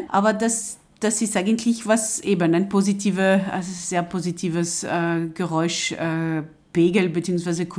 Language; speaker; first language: German; non-native, fluent; French